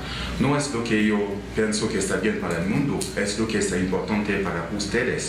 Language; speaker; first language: Spanish; non-native, learner; French